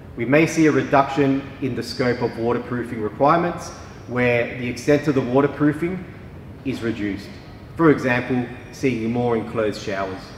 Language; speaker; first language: English; native; English